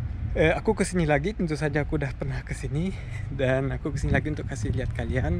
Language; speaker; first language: Indonesian; early bilingual, heritage; German